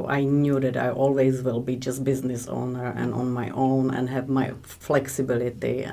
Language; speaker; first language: English; non-native, learner; Czech